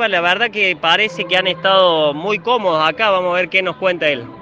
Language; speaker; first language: Spanish; native; Spanish